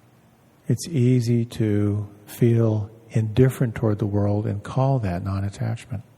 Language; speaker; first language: English; native; English